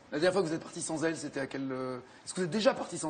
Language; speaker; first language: French; native; French